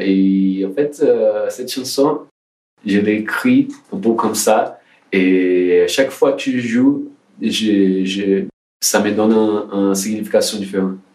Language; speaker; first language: French; non-native, learner; Portuguese